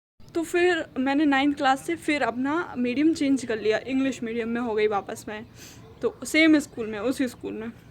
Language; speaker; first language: Hindi; native; Hindi